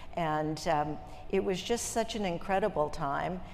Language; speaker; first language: English; native; English